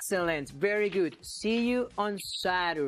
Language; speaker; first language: English; non-native, fluent; Spanish